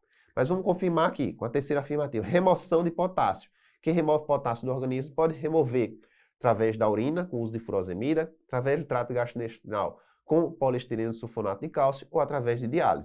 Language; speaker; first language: Portuguese; native; Portuguese